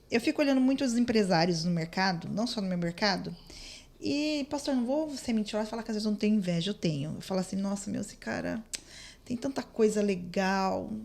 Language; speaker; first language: Portuguese; native; Portuguese